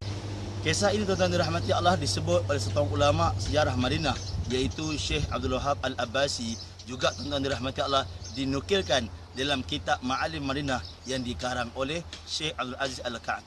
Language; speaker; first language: Malay; native; Malay